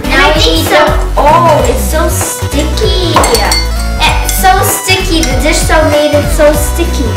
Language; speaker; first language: English; non-native, fluent; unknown